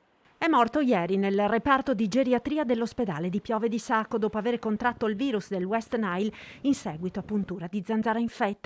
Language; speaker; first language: Italian; native; Italian